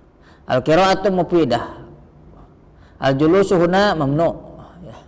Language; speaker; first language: Arabic; non-native, fluent; Indonesian